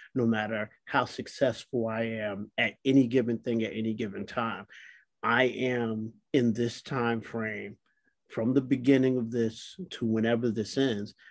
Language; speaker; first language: English; native; English